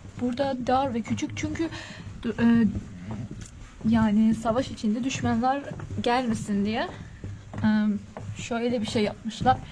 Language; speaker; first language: Turkish; non-native, learner; Persian